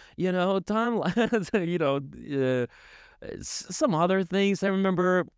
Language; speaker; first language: English; non-native, learner; Russian